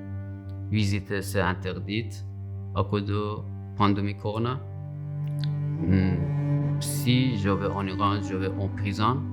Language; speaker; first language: French; non-native, learner; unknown